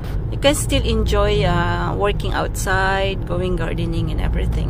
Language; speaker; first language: English; non-native, local second language; Filipino